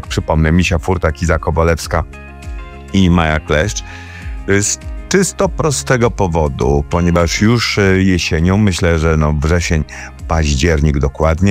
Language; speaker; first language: Polish; native; Polish